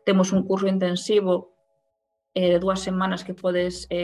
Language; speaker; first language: Galician; non-native, local second language; Spanish